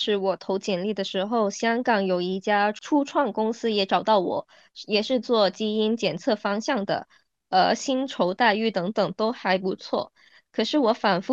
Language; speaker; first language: Chinese; non-native, local second language; Cantonese